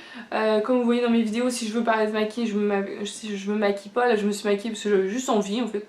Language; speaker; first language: French; native; French